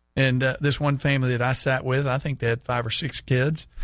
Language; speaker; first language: English; native; English